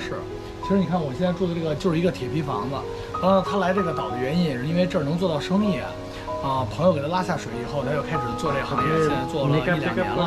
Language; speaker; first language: Chinese; native; Chinese